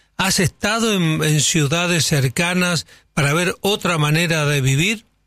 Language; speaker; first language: Spanish; native; Spanish